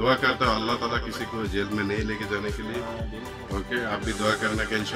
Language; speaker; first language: Hindi; non-native, fluent; Bangla